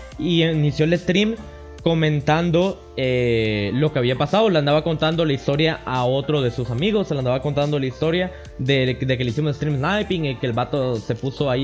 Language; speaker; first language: Spanish; native; Spanish